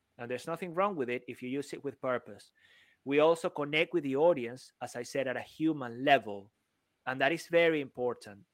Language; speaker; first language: English; non-native, fluent; Spanish